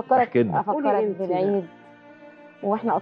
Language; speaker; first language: Arabic; native; Arabic